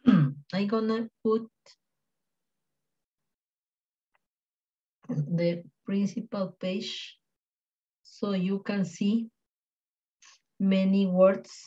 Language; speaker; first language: English; non-native, learner; Spanish